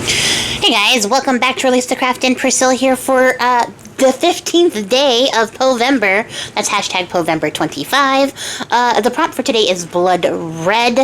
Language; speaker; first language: English; native; English